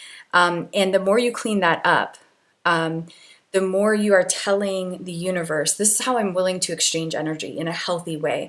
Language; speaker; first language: English; native; English